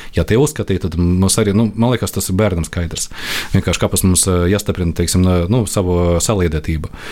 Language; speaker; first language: Latvian; non-native, local second language; Russian